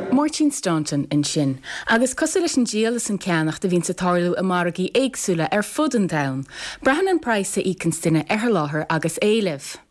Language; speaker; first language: Irish; native; Irish